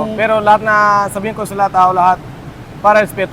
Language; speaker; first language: Filipino; non-native, learner; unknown